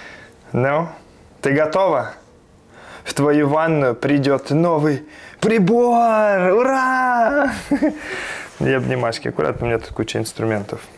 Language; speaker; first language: Russian; native; Russian